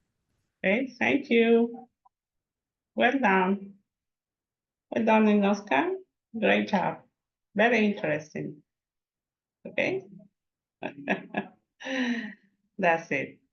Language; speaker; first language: English; non-native, fluent; Spanish